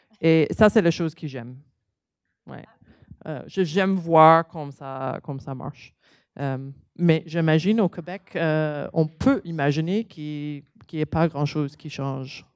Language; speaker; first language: French; non-native, learner; English